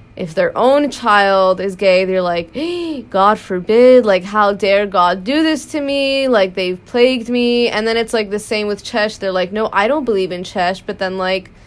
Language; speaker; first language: English; native; English